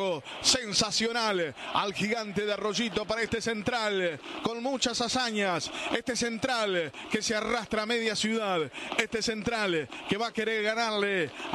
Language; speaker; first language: Spanish; native; Spanish